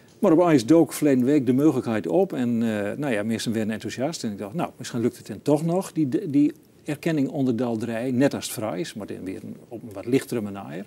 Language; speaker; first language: Dutch; native; Dutch